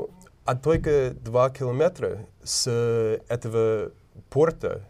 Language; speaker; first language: Russian; non-native, learner; English